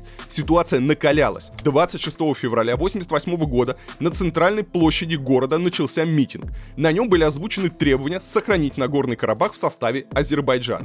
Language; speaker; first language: Russian; native; Russian